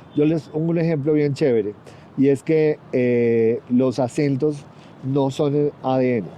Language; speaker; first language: Spanish; native; Spanish